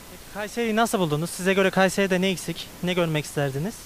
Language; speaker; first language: Turkish; native; Turkish